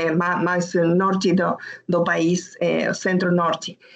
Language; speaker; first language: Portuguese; non-native, learner; Spanish